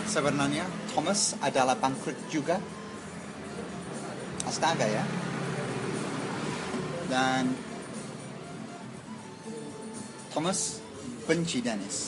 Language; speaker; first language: Indonesian; non-native, learner; English